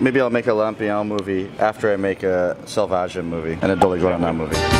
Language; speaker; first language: English; native; English